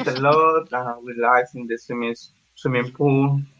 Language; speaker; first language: English; non-native, learner; Spanish